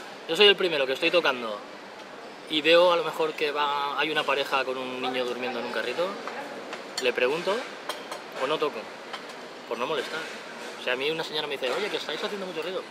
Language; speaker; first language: Spanish; native; Spanish